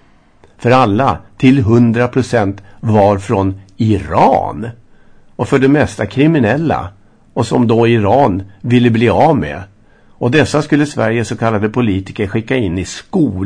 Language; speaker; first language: Swedish; native; Swedish